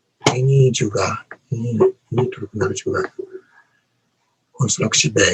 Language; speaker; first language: Indonesian; non-native, learner; Japanese